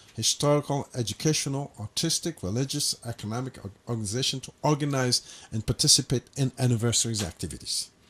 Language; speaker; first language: English; non-native, fluent; Haitian Creole